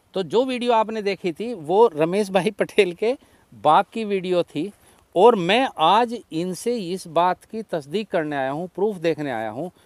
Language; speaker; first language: Hindi; native; Hindi